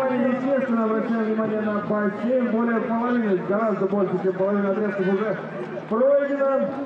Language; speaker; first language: Russian; native; Russian